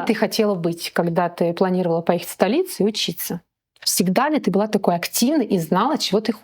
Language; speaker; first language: Russian; native; Russian